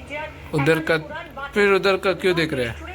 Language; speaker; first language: Hindi; non-native, local second language; Kannada